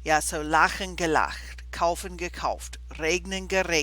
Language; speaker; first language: German; non-native, fluent; English